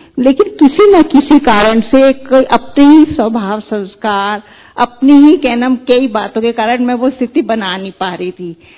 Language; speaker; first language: Hindi; non-native, local second language; Gujarati